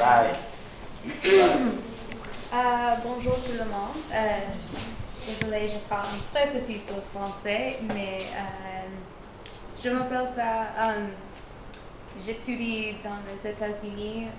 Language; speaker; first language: French; non-native, learner; English